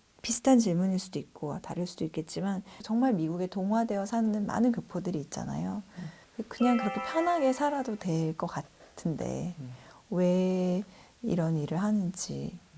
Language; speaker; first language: Korean; native; Korean